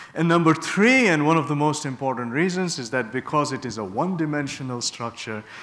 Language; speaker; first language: English; non-native, local second language; Bangla